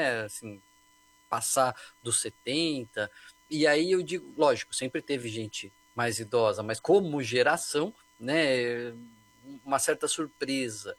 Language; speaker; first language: Portuguese; native; Portuguese